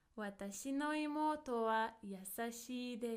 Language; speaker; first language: Japanese; non-native, fluent; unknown